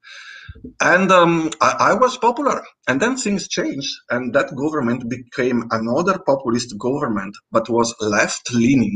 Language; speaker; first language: English; non-native, fluent; Italian